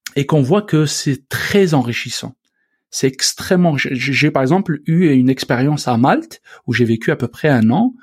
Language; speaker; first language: French; non-native, local second language; Arabic